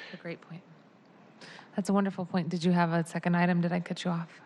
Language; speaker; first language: English; native; English